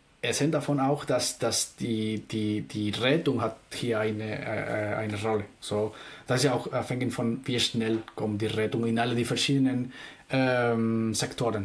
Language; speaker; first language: German; non-native, fluent; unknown